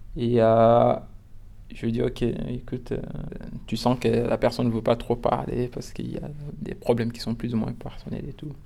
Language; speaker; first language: French; non-native, local second language; Wolof